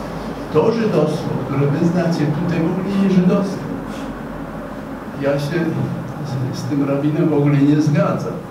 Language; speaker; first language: Polish; non-native, fluent; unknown